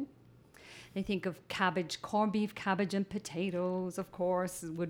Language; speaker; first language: English; native; English